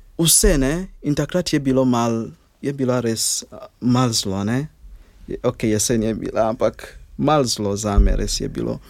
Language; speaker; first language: Slovenian; non-native, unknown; Ganda